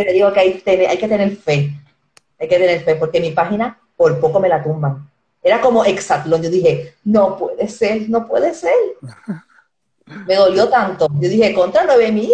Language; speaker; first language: Spanish; native; Spanish